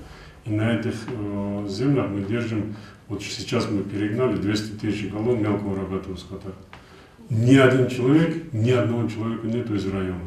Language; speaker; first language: Russian; non-native, local second language; Avaric